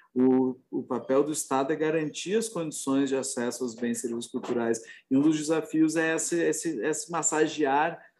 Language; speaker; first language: Portuguese; native; Portuguese